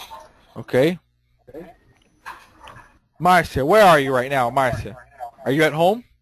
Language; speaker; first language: English; non-native, fluent; Portuguese